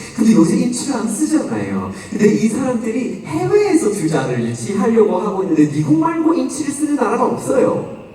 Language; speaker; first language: Korean; non-native, fluent; English